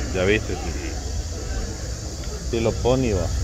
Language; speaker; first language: Spanish; native; Spanish